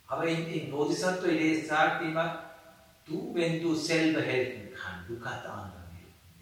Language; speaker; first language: German; non-native, fluent; Sinhala